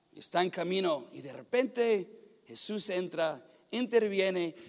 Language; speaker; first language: Spanish; non-native, fluent; English